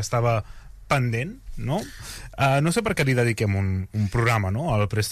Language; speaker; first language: Catalan; native; Catalan